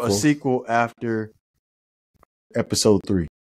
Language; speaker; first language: English; native; English